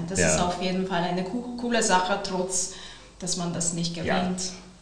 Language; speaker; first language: German; non-native, fluent; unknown